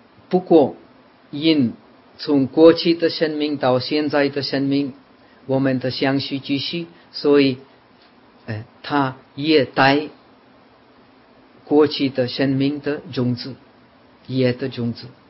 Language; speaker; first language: Chinese; non-native, fluent; Czech